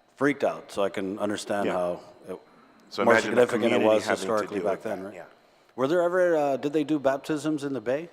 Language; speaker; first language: English; early bilingual, other home language; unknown